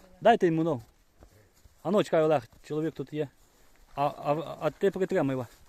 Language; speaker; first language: Ukrainian; native; Ukrainian